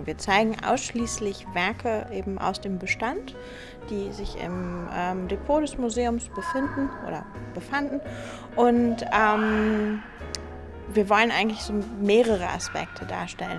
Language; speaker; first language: German; native; German